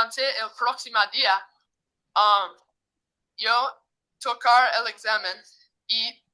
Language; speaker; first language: Spanish; non-native, learner; English